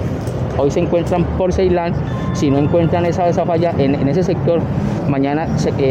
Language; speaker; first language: Spanish; native; Spanish